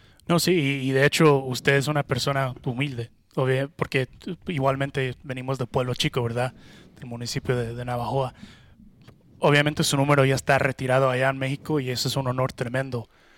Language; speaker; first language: Spanish; early bilingual, heritage; Spanish